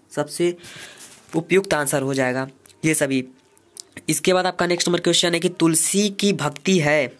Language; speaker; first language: Hindi; native; Hindi